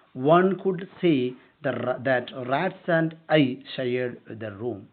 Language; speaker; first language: English; non-native, local second language; Malayalam